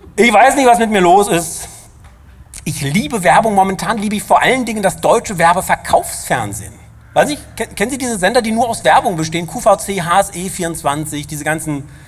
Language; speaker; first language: German; native; German